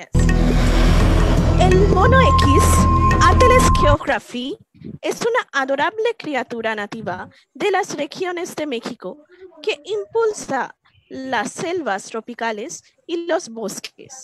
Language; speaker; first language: Spanish; non-native, learner; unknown